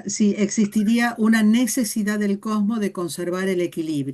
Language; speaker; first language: Spanish; native; Spanish